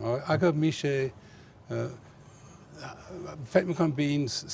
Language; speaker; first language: Persian; non-native, fluent; English